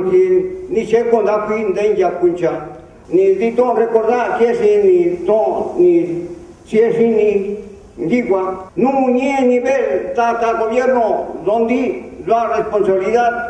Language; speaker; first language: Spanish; non-native, local second language; Zapotec